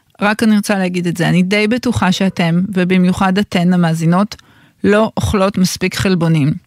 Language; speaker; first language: Hebrew; native; Hebrew